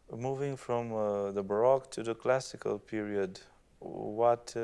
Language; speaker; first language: English; non-native, fluent; Romanian